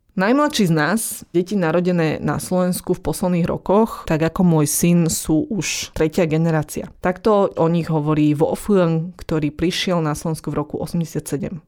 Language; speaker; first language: Slovak; early bilingual, other home language; Vietnamese